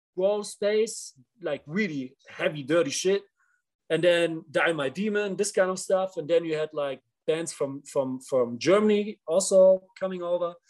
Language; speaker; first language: English; non-native, fluent; Dutch